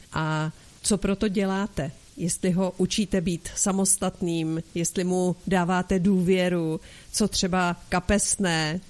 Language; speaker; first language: Czech; native; Czech